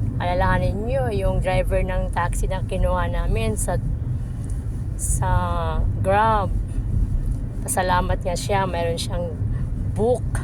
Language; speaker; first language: Filipino; non-native, local second language; Cebuano